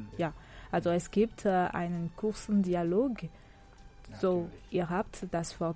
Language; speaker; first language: German; non-native, fluent; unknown